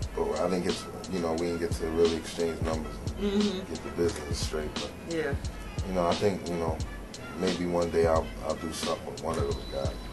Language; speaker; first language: English; native; English